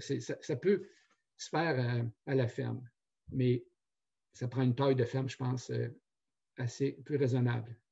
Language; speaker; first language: French; native; French